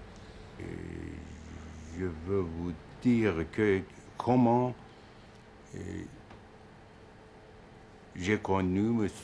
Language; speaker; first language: French; non-native, fluent; Persian